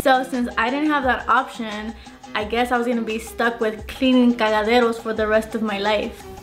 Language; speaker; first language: English; early bilingual, other home language; Spanish